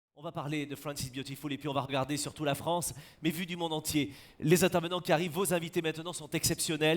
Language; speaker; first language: French; native; French